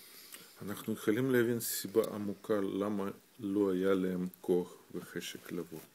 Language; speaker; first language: Hebrew; non-native, fluent; Russian